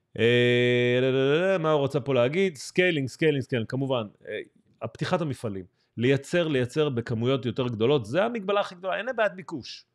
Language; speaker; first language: Hebrew; native; Hebrew